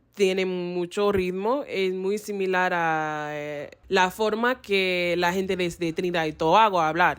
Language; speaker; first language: Spanish; non-native, learner; English